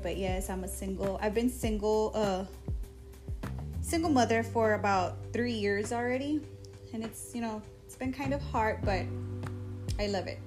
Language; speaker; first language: English; early bilingual, other home language; Spanish